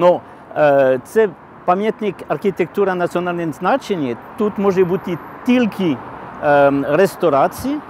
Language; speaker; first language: Ukrainian; non-native, learner; French